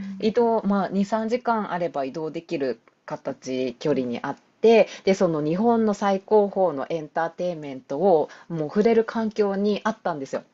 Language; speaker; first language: Japanese; native; Japanese